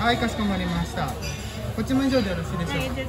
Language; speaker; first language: Japanese; native; Japanese